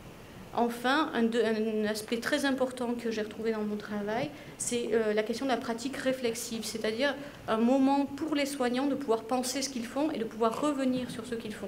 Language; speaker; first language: French; native; French